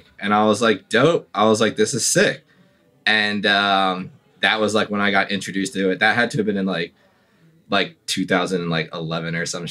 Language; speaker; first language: English; native; English